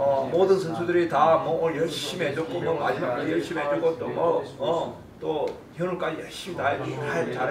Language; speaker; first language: Korean; native; Korean